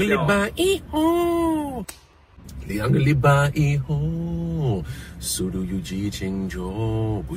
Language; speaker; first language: Chinese; non-native, learner; English